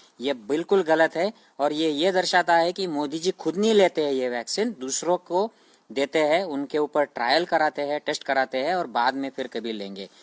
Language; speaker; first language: Hindi; non-native, local second language; Marathi